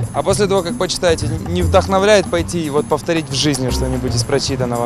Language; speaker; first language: Russian; native; Russian